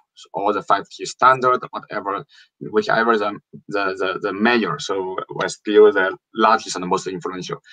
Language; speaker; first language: English; non-native, fluent; Chinese